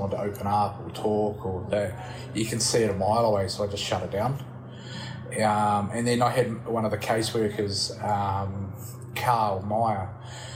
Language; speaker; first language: English; native; English